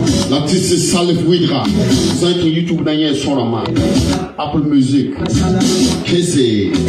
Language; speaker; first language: French; non-native, local second language; Mossi